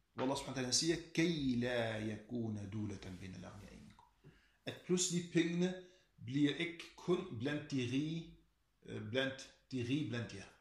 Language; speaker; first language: Danish; early bilingual, other home language; Arabic